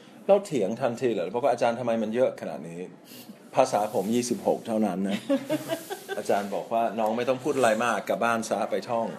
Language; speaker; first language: Thai; non-native, fluent; English